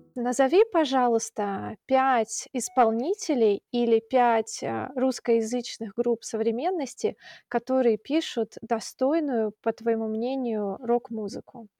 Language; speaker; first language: Russian; native; Russian